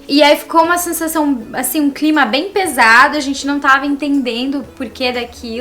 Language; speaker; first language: Portuguese; native; Portuguese